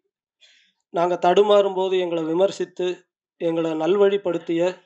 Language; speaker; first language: Tamil; native; Tamil